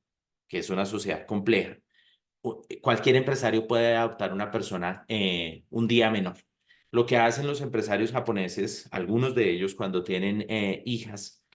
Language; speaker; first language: Spanish; native; Spanish